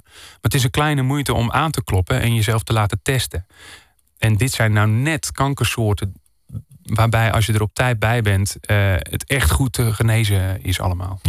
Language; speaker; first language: Dutch; native; Dutch